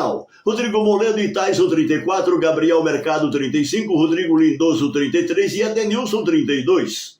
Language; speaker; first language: Portuguese; native; Portuguese